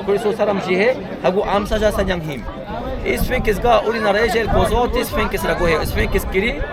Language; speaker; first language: Korean; non-native, learner; Arabic